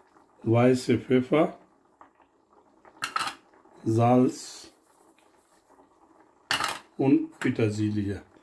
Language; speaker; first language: German; non-native, learner; Urdu